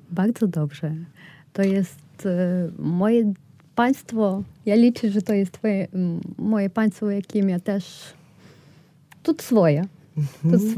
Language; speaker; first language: Polish; non-native, fluent; Ukrainian